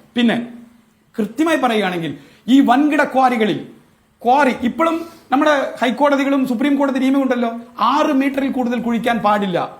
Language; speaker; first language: Malayalam; non-native, local second language; Tamil